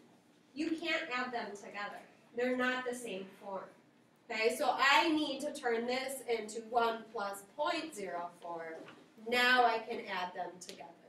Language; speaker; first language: English; native; English